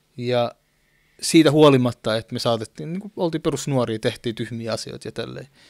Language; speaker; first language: Finnish; early bilingual, other home language; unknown